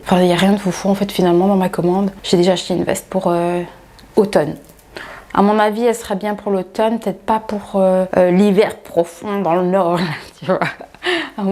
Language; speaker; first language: French; native; French